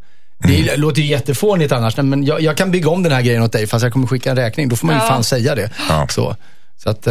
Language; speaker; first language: Swedish; native; Swedish